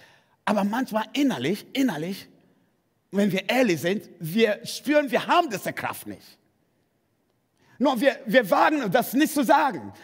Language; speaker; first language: German; non-native, fluent; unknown